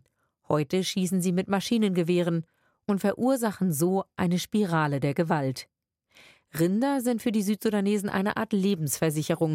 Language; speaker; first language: German; native; German